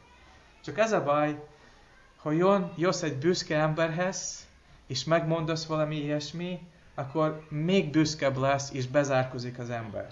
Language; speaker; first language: Hungarian; non-native, fluent; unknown